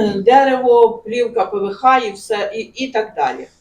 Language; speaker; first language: Ukrainian; native; Ukrainian